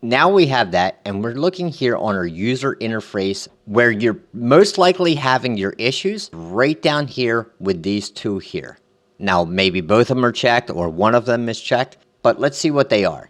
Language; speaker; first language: English; native; English